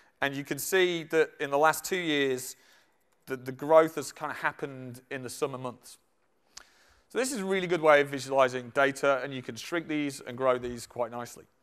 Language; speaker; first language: English; native; English